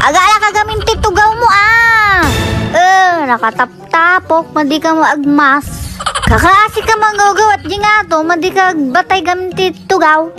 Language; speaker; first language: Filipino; non-native, local second language; Iloko